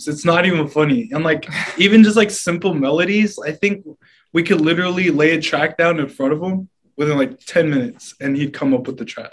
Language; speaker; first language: English; native; English